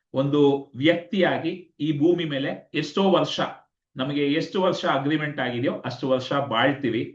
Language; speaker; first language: Kannada; native; Kannada